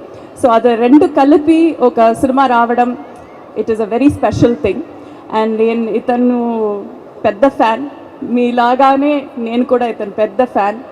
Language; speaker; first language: Telugu; non-native, learner; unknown